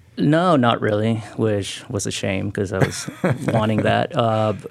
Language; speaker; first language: English; non-native, fluent; Spanish